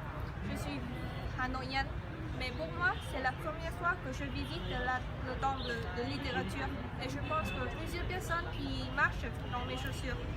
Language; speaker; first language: French; non-native, fluent; Vietnamese